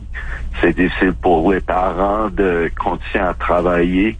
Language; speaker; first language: French; non-native, local second language; English